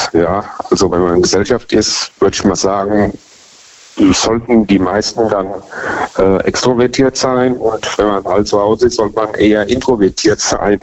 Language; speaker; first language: German; native; German